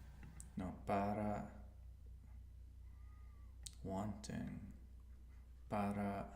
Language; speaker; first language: Spanish; non-native, learner; English